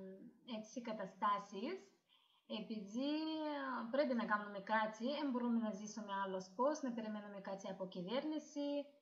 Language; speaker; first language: Greek; non-native, learner; Russian